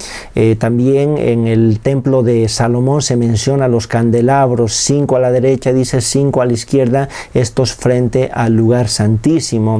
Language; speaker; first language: Spanish; native; Spanish